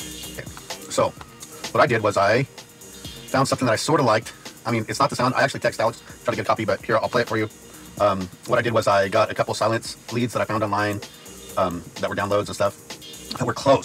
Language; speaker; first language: English; native; English